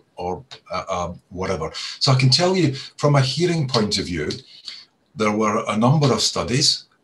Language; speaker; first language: English; native; English